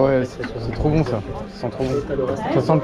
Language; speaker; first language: French; native; French